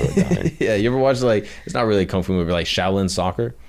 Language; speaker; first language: English; native; English